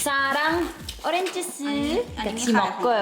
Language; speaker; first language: Korean; non-native, learner; Thai